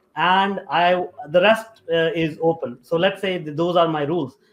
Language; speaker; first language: English; non-native, local second language; Hindi